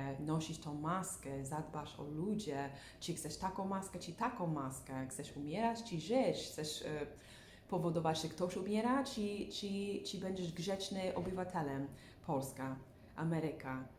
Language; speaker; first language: Polish; non-native, learner; English